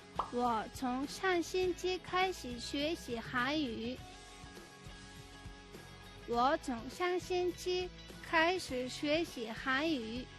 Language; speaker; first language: Chinese; non-native, fluent; Mongolian